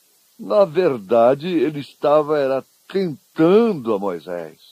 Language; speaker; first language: Portuguese; native; Portuguese